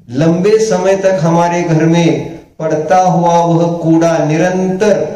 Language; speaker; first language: Hindi; non-native, local second language; Marathi